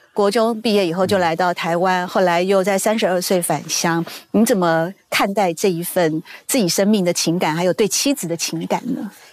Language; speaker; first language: Chinese; native; Chinese